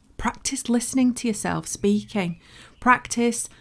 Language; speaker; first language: English; native; English